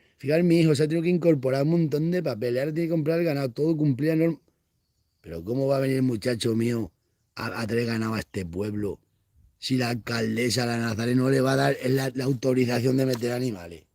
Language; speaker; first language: Spanish; native; Spanish